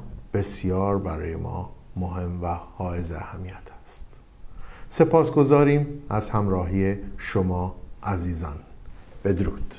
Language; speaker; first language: Persian; native; Persian